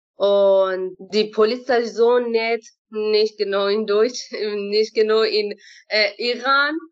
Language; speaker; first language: German; non-native, learner; Persian